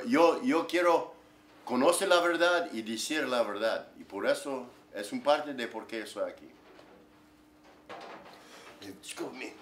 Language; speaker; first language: Spanish; non-native, learner; English